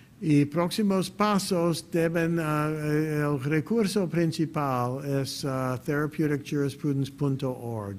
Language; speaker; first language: Spanish; non-native, fluent; English